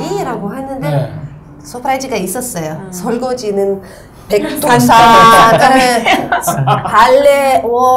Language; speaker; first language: Korean; non-native, local second language; Uzbek